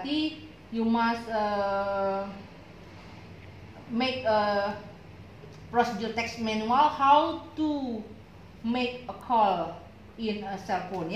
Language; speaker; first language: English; non-native, learner; Indonesian